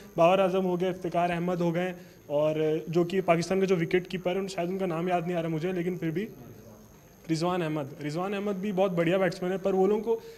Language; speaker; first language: Hindi; native; Hindi